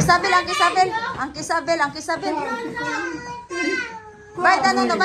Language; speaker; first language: Italian; non-native, learner; Filipino